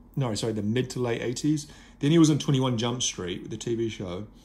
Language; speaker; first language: English; native; English